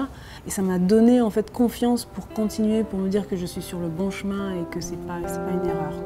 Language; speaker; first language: French; non-native, local second language; Lingala